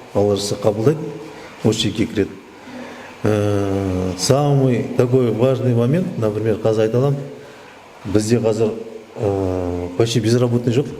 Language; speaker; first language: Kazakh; native; Kazakh